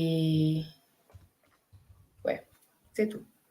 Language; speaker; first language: French; non-native, learner; English